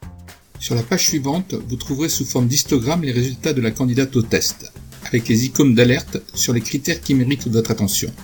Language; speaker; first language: French; native; French